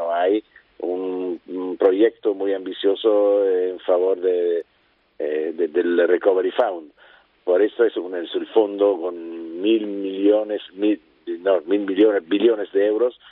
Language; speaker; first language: Spanish; non-native, fluent; Italian